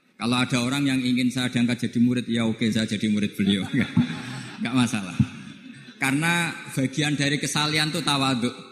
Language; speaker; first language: Indonesian; non-native, local second language; Javanese